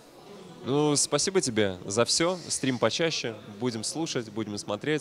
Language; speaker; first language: Russian; native; Russian